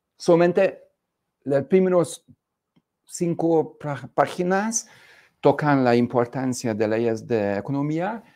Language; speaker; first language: Spanish; non-native, fluent; Hungarian